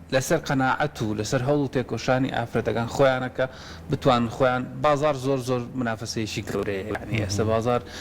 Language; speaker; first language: Central Kurdish; native; Central Kurdish